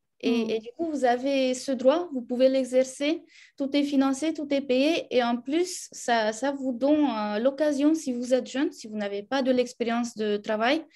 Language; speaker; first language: French; non-native, fluent; Romanian